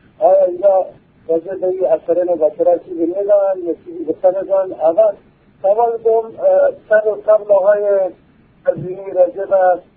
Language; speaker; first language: Persian; native; Persian